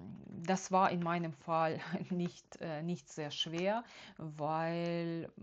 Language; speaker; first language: German; non-native, fluent; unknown